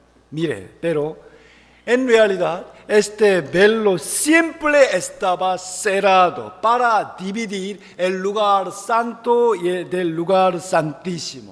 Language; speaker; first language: Spanish; non-native, fluent; Korean